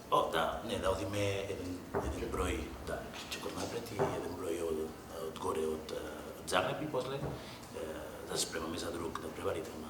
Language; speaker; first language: Macedonian; non-native, fluent; Spanish